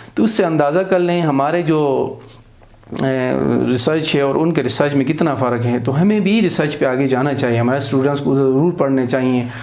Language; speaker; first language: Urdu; non-native, local second language; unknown